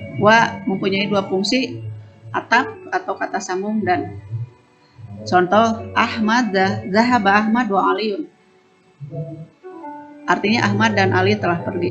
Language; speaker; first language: Indonesian; native; Indonesian